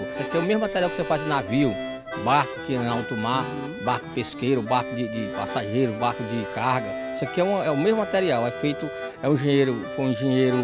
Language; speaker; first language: Portuguese; native; Portuguese